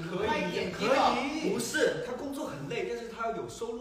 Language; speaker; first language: Chinese; native; Chinese